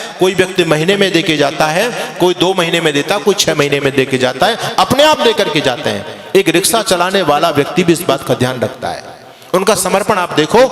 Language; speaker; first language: Hindi; native; Hindi